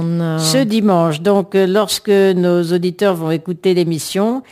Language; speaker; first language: French; native; French